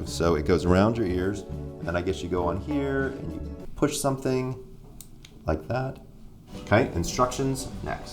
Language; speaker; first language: English; native; English